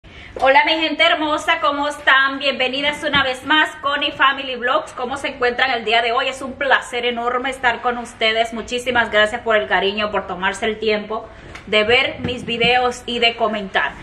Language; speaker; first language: Spanish; native; Spanish